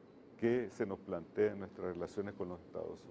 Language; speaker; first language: Spanish; native; Spanish